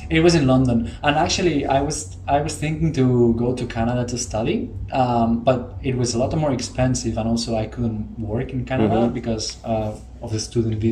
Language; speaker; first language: English; non-native, fluent; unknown